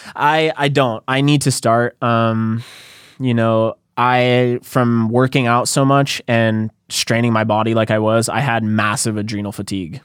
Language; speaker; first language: English; native; English